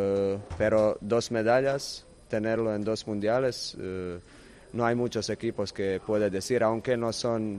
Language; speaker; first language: Spanish; non-native, fluent; Croatian